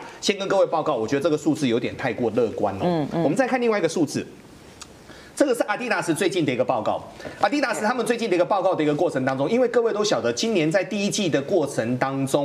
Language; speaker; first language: Chinese; native; Chinese